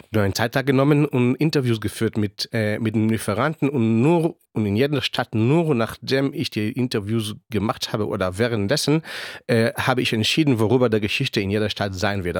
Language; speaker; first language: German; non-native, fluent; Hebrew